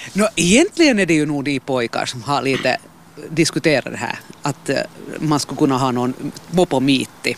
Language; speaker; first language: Swedish; native; Swedish